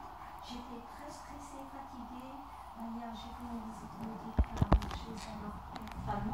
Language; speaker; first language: French; non-native, local second language; Arabic